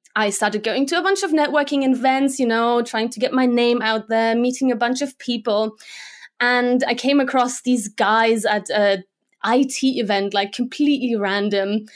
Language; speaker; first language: English; non-native, fluent; Slovak